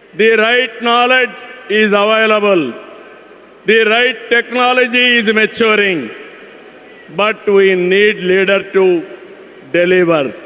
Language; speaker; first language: English; non-native, local second language; Telugu